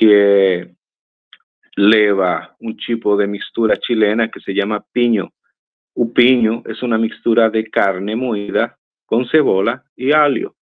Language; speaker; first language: Portuguese; non-native, fluent; Spanish